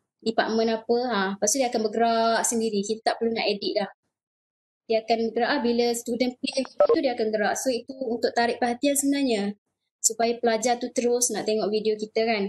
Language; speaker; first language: Malay; native; Malay